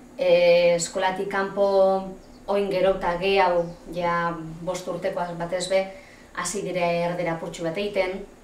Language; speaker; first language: Basque; native; Basque